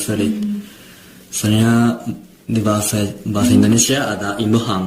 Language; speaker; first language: Indonesian; non-native, learner; Japanese